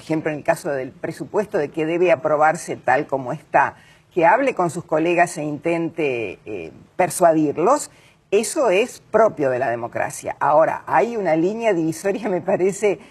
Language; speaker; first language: Spanish; native; Spanish